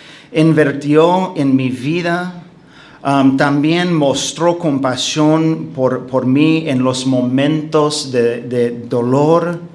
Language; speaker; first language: Spanish; non-native, fluent; English